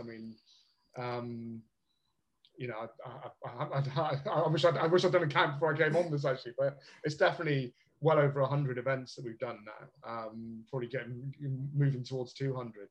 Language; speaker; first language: English; native; English